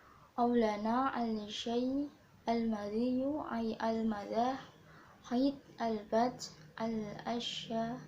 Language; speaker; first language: Arabic; non-native, learner; Indonesian